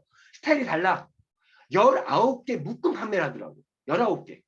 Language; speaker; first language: Korean; native; Korean